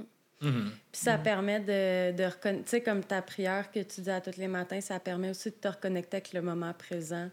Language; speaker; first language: French; native; French